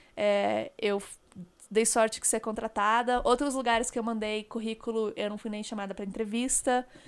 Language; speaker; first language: Portuguese; native; Portuguese